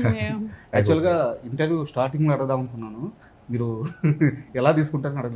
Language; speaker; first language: Telugu; native; Telugu